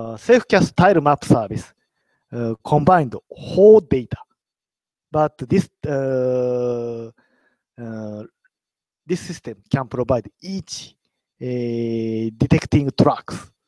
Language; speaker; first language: English; non-native, learner; Japanese